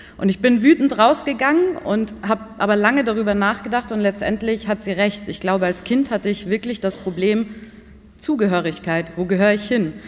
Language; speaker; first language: German; early bilingual, other home language; Persian